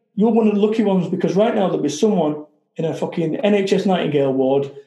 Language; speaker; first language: English; native; English